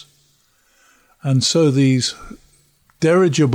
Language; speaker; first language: English; native; English